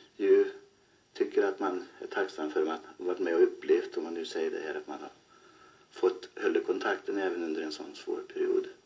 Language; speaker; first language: Swedish; native; Swedish